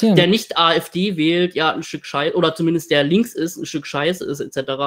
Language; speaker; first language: German; native; German